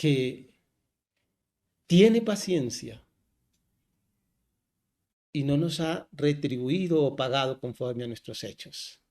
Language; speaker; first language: Spanish; native; Spanish